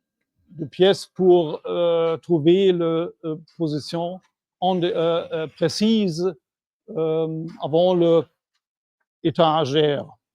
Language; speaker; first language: French; non-native, fluent; German